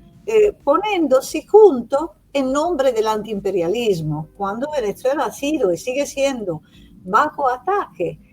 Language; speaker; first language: Spanish; non-native, fluent; Italian